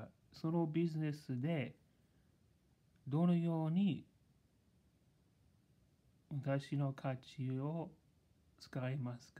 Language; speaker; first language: Japanese; non-native, learner; English